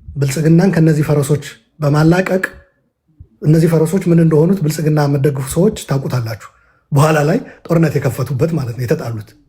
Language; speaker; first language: Amharic; non-native, local second language; Tigrinya